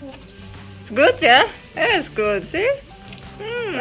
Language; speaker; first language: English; non-native, learner; Indonesian